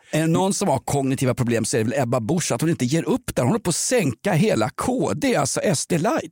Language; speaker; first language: Swedish; native; Swedish